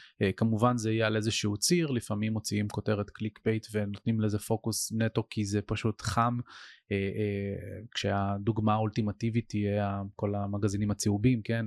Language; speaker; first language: Hebrew; native; Hebrew